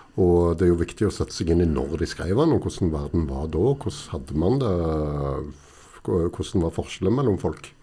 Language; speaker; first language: Norwegian; native; Norwegian